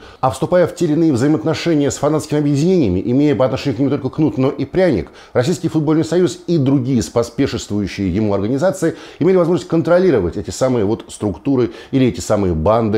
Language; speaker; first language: Russian; native; Russian